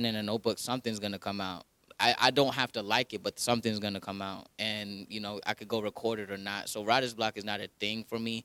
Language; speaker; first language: English; early bilingual, other home language; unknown